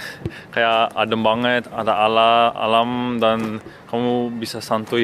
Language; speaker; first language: Indonesian; early bilingual, heritage; Indonesian